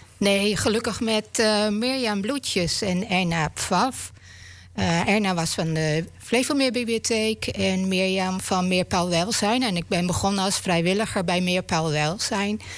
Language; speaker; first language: Dutch; native; Dutch